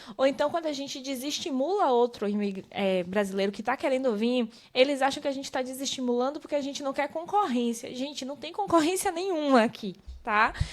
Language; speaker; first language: Portuguese; native; Portuguese